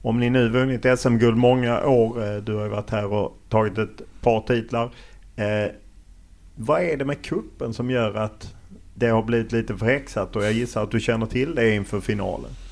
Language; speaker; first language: Swedish; native; Swedish